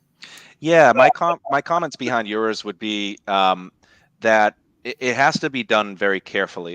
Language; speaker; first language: English; native; English